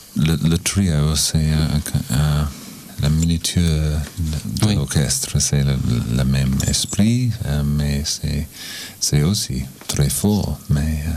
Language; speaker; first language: French; non-native, learner; English